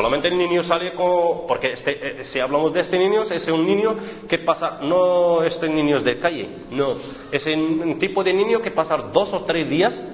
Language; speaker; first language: Spanish; non-native, fluent; Arabic